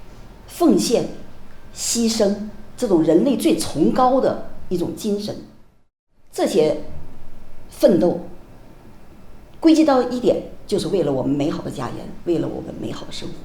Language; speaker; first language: Chinese; native; Chinese